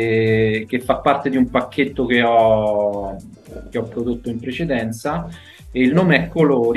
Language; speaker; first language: Italian; native; Italian